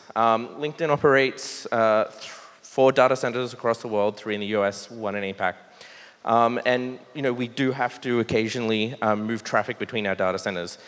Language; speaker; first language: English; native; English